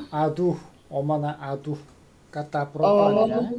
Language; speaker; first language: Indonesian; non-native, fluent; Korean